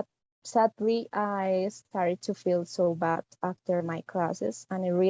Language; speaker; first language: English; non-native, fluent; Spanish